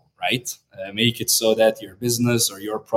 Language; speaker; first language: English; non-native, fluent; Turkish